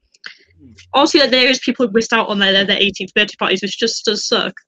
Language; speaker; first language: English; native; English